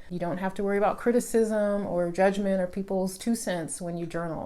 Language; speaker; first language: English; native; English